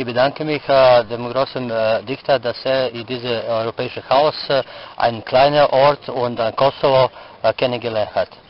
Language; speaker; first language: German; non-native, fluent; Serbian